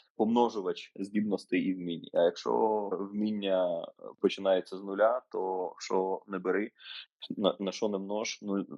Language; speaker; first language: Ukrainian; native; Ukrainian